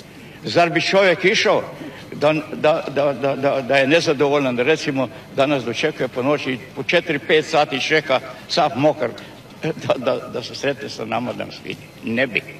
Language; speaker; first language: Bosnian; native; Bosnian